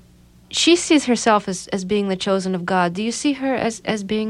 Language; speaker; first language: English; native; English